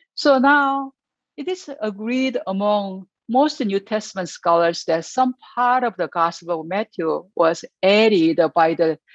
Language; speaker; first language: English; non-native, fluent; Korean